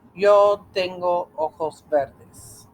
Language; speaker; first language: Spanish; non-native, fluent; English